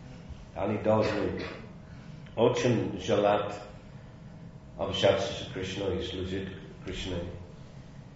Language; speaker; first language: Russian; non-native, fluent; English